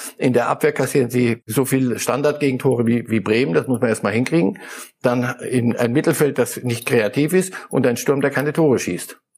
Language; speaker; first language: German; early bilingual, other home language; Polish